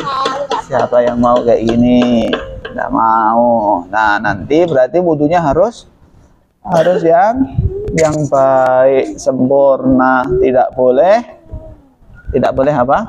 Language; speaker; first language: Indonesian; native; Indonesian